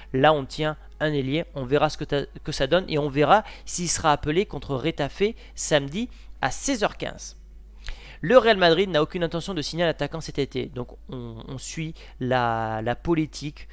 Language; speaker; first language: French; native; French